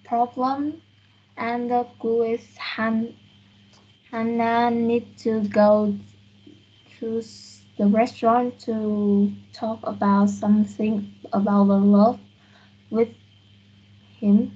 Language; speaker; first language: English; non-native, learner; Vietnamese